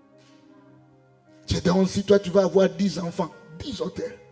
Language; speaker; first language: French; non-native, local second language; Lingala